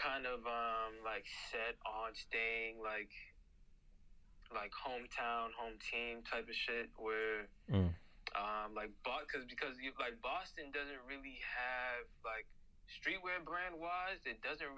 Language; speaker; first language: English; native; English